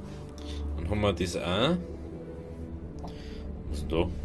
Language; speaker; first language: German; native; German